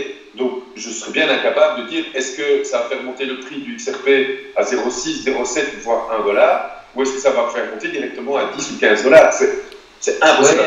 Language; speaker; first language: French; native; French